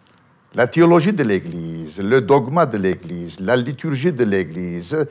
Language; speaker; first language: French; non-native, fluent; Armenian